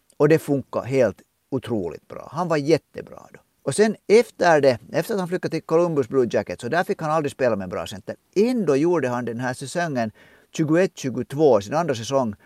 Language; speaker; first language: Swedish; native; Swedish